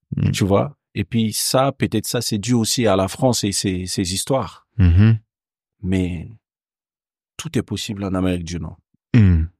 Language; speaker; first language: French; non-native, local second language; Bambara